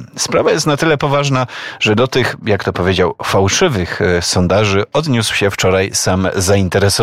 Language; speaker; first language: Polish; native; Polish